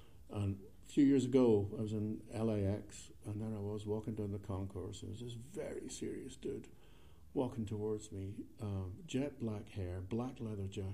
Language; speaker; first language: English; native; English